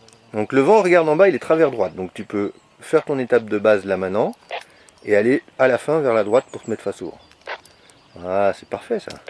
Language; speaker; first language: French; native; French